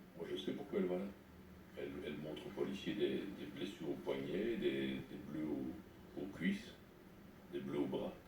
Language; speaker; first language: French; native; French